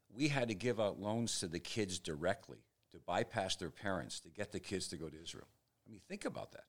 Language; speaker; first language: English; native; English